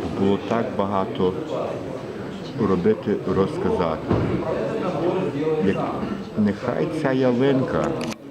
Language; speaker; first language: Ukrainian; early bilingual, heritage; Ukrainian